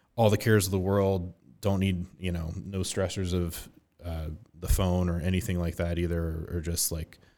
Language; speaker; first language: English; native; English